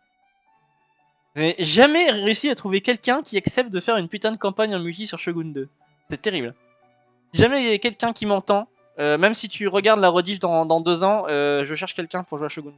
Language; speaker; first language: French; native; French